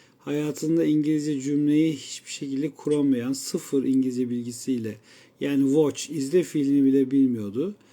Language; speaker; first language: Turkish; native; Turkish